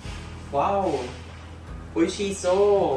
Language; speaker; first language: Japanese; non-native, learner; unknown